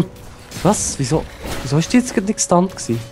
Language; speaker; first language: German; native; German